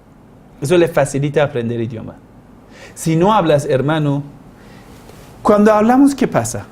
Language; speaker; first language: Spanish; non-native, fluent; Persian